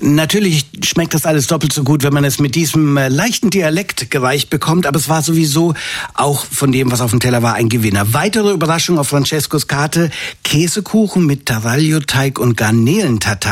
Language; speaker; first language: German; native; German